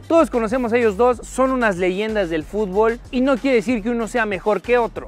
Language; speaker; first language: Spanish; native; Spanish